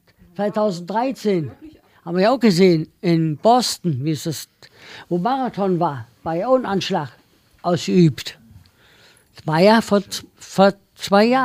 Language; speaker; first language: German; non-native, learner; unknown